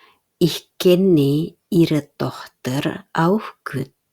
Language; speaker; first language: German; non-native, fluent; Indonesian